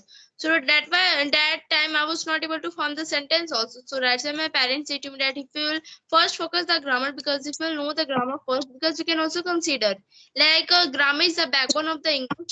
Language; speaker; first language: English; non-native, learner; Hindi